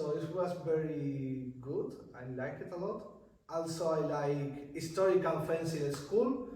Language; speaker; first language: English; non-native, learner; Spanish